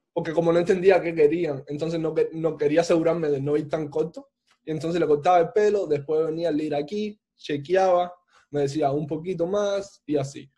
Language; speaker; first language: Spanish; native; Spanish